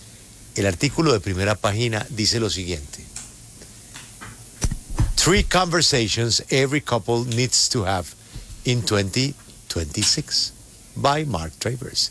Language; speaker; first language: Spanish; native; Spanish